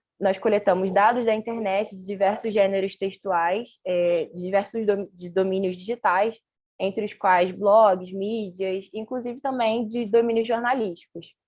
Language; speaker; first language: Portuguese; native; Portuguese